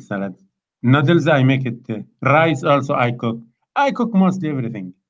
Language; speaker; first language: English; non-native, fluent; Arabic